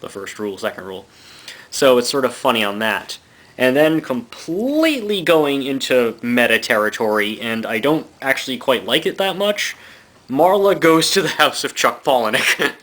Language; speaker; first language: English; native; English